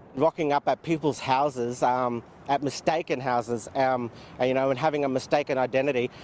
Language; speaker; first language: English; native; English